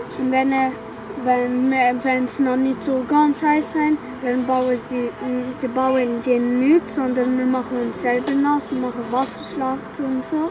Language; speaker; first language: German; early bilingual, other home language; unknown